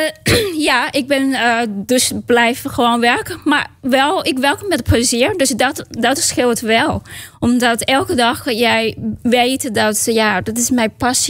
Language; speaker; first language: Dutch; non-native, learner; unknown